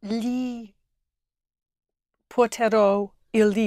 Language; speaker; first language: Italian; non-native, learner; English